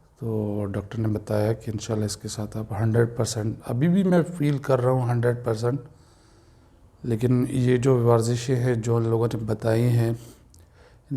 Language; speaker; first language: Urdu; non-native, local second language; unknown